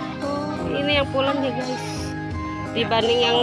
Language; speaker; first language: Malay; non-native, local second language; Sundanese